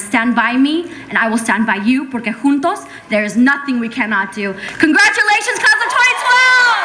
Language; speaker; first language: English; early bilingual, other home language; Spanish